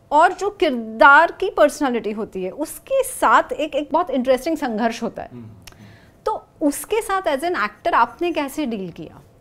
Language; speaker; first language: Hindi; non-native, local second language; Gujarati